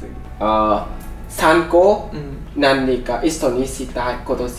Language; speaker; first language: Japanese; non-native, learner; Vietnamese